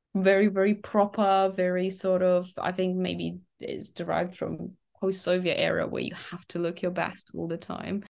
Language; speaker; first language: English; early bilingual, other home language; Ukrainian